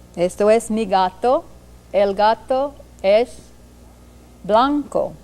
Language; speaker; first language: Spanish; non-native, learner; English